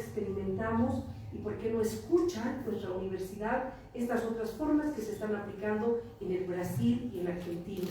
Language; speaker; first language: Spanish; native; Spanish